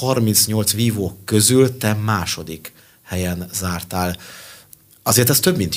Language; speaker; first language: Hungarian; native; Hungarian